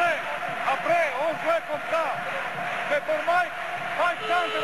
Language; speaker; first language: French; non-native, learner; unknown